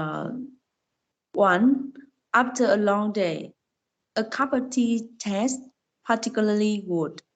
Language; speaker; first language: English; non-native, learner; Vietnamese